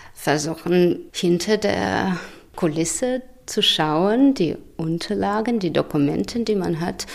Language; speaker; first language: German; non-native, fluent; Russian